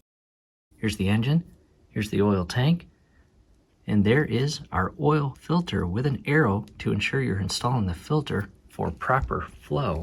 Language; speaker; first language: English; native; English